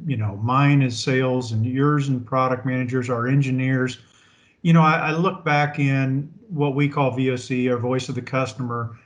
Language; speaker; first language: English; native; English